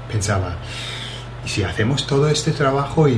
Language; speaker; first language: Spanish; non-native, fluent; English